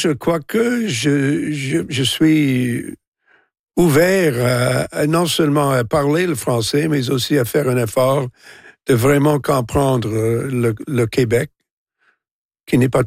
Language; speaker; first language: French; non-native, local second language; English